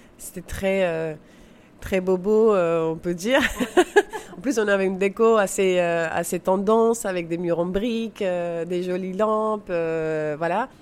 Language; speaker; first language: French; non-native, fluent; Spanish